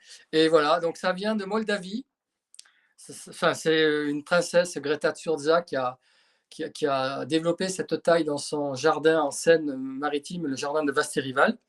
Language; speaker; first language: French; native; French